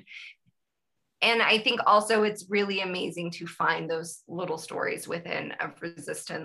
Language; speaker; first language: English; native; English